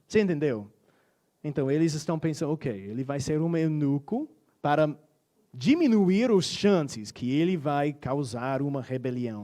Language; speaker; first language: Portuguese; non-native, fluent; English